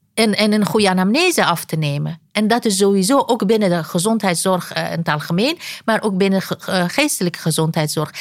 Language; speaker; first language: Dutch; non-native, fluent; Persian